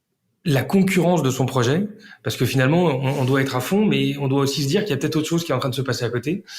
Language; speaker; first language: French; native; French